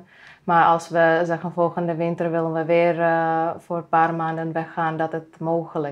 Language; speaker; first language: Dutch; non-native, fluent; Czech